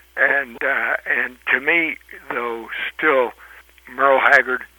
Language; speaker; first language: English; early bilingual, other home language; Spanish